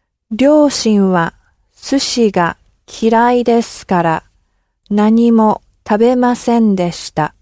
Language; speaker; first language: Japanese; non-native, learner; English